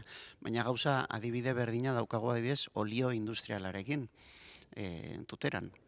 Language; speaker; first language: Basque; non-native, local second language; Spanish